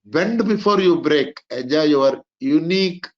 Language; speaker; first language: English; non-native, local second language; Telugu